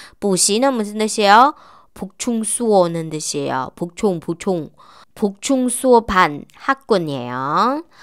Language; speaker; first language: Korean; non-native, fluent; Chinese